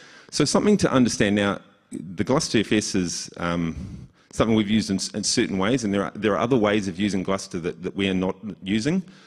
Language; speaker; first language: English; native; English